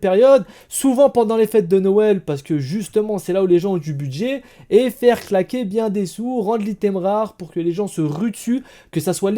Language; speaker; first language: French; native; French